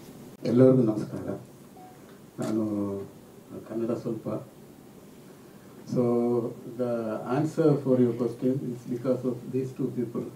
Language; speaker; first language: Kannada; non-native, learner; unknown